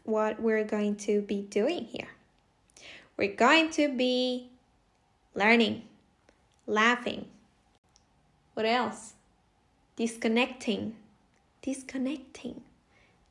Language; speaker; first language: English; non-native, fluent; Spanish